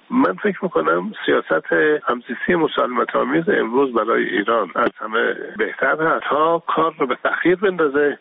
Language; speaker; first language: Persian; native; Persian